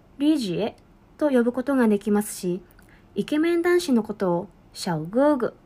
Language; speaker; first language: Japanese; native; Japanese